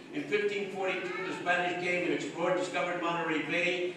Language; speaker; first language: English; early bilingual, other home language; Spanish